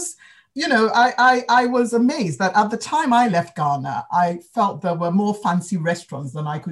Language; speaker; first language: English; non-native, local second language; Akan